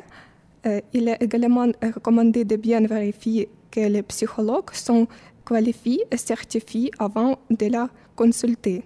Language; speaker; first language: French; non-native, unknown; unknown